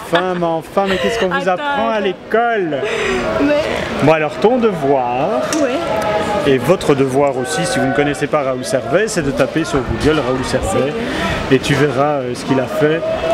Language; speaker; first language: French; native; French